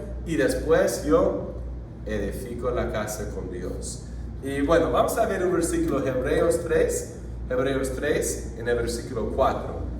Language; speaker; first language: Spanish; non-native, fluent; English